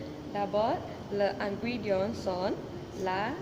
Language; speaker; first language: French; non-native, learner; Malay